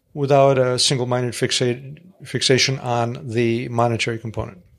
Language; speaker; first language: English; early bilingual, other home language; Greek